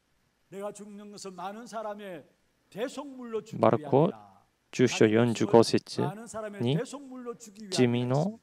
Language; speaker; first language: Japanese; non-native, fluent; Korean